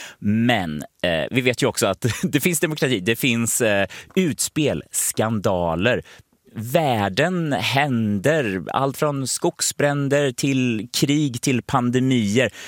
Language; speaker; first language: Swedish; native; Swedish